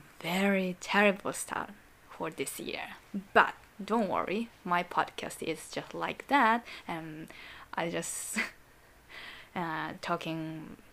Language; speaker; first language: English; non-native, learner; Japanese